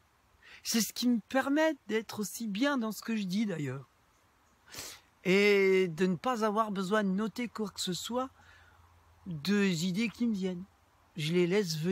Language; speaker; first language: French; native; French